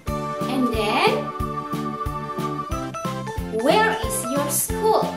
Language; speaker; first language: English; non-native, fluent; Indonesian